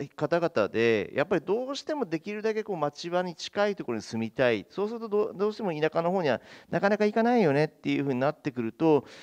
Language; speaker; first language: Japanese; native; Japanese